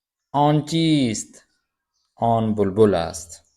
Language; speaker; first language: Persian; non-native, fluent; Urdu